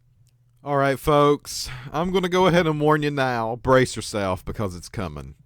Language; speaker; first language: English; native; English